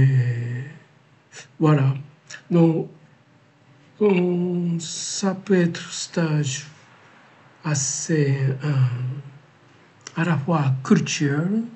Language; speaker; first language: French; non-native, learner; Japanese